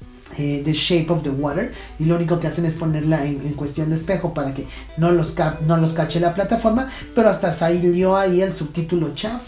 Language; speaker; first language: Spanish; native; Spanish